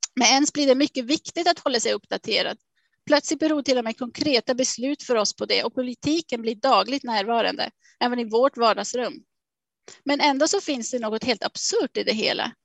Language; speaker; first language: Swedish; non-native, fluent; Swiss German